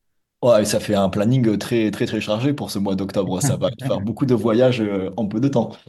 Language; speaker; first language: French; native; French